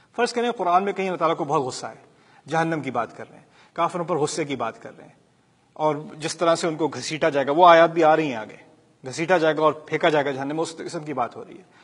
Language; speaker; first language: Urdu; early bilingual, heritage; Urdu